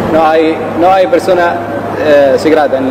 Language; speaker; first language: Spanish; non-native, learner; Arabic